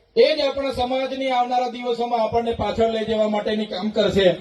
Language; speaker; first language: Gujarati; non-native, local second language; Vasavi